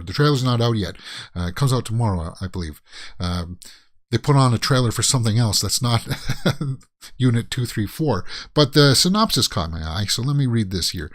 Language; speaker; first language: English; native; English